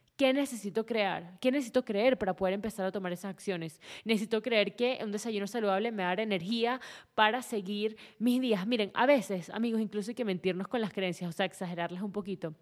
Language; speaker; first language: Spanish; native; Spanish